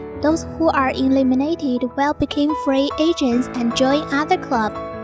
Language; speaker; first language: English; non-native, learner; Chinese